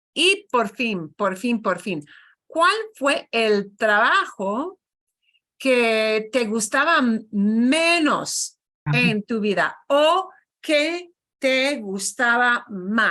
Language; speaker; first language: Spanish; non-native, fluent; English